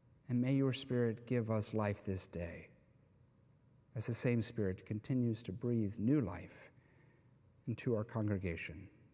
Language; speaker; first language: English; native; English